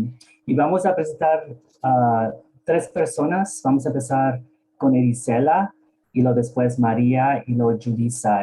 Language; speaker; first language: Spanish; early bilingual, heritage; Spanish